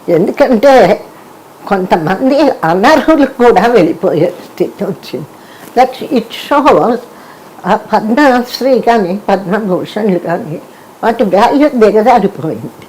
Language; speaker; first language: Telugu; native; Telugu